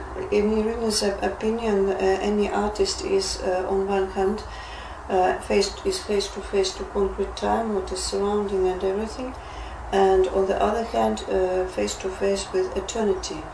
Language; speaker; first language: English; non-native, fluent; Russian